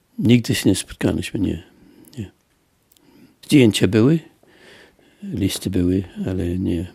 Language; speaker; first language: Polish; early bilingual, heritage; Polish